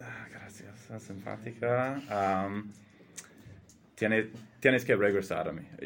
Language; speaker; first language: Spanish; non-native, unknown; English